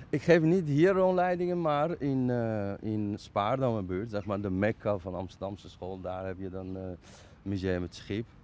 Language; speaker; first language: Dutch; non-native, fluent; Persian